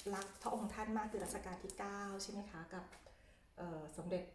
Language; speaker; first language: Thai; native; Thai